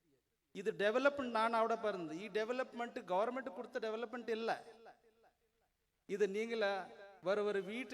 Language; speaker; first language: Malayalam; non-native, learner; Urdu